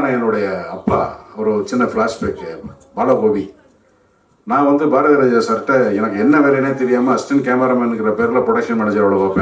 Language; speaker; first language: Tamil; native; Tamil